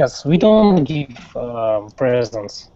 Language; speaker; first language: English; non-native, learner; Russian